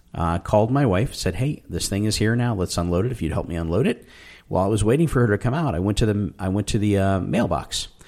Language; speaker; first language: English; native; English